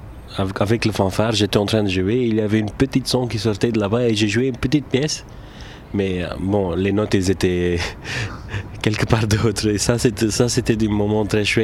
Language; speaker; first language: French; non-native, local second language; Turkish